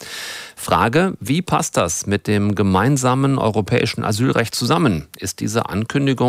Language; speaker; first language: German; native; German